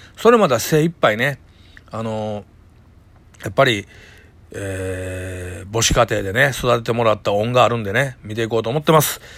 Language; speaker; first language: Japanese; native; Japanese